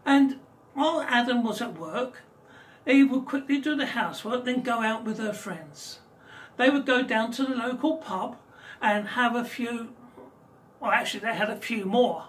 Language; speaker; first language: English; native; English